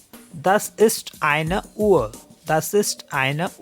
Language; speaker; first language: German; non-native, fluent; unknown